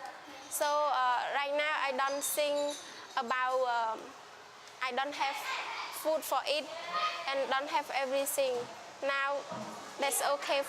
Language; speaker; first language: English; non-native, learner; Khmer